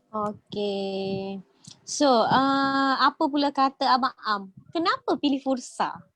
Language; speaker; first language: Malay; native; Malay